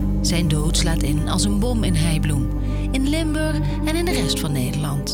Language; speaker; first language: Dutch; native; Dutch